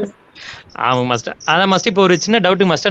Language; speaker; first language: Tamil; native; Tamil